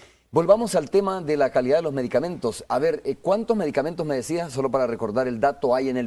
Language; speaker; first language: Spanish; native; Spanish